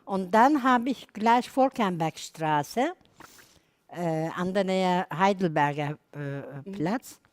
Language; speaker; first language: German; non-native, learner; Turkish